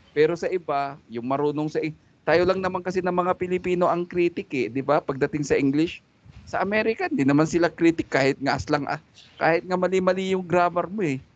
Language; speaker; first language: Filipino; non-native, local second language; Cebuano